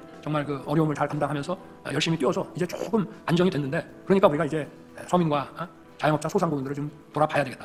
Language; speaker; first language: Korean; native; Korean